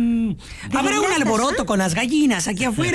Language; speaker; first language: Spanish; native; Spanish